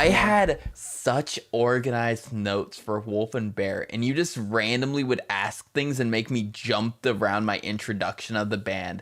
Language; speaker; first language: English; native; English